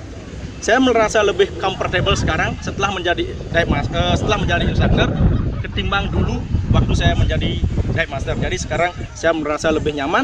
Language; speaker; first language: Indonesian; non-native, local second language; Balinese